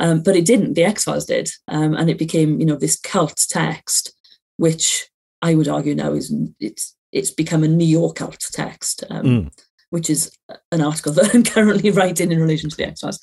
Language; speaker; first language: English; native; English